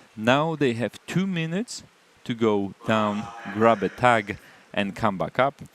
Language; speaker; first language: English; non-native, fluent; Polish